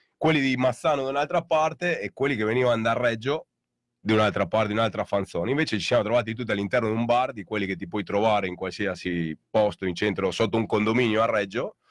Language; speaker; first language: Italian; native; Italian